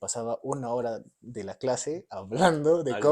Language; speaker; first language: Spanish; native; Spanish